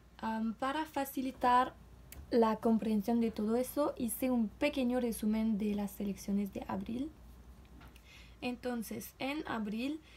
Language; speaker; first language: Spanish; non-native, learner; French